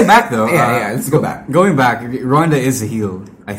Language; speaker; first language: English; non-native, local second language; Filipino